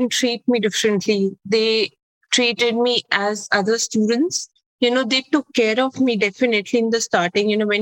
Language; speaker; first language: English; non-native, local second language; Hindi